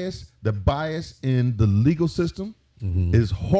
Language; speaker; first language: English; native; English